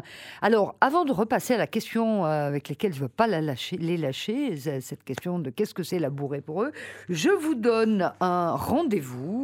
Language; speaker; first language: French; native; French